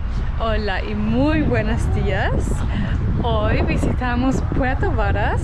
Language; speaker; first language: Spanish; non-native, fluent; German